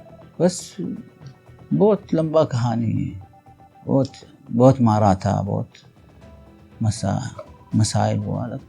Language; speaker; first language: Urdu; non-native, learner; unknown